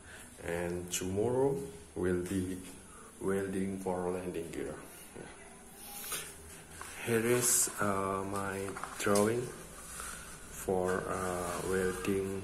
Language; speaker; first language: English; non-native, learner; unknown